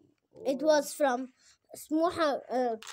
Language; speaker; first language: English; non-native, learner; Arabic